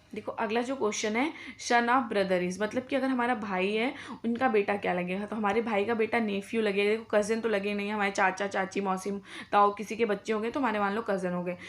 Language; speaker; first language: Hindi; native; Hindi